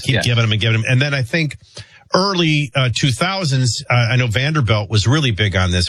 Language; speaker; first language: English; native; English